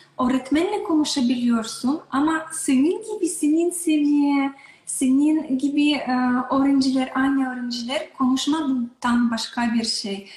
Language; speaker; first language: Turkish; non-native, learner; Russian